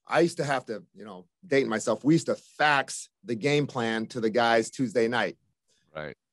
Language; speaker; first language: English; native; English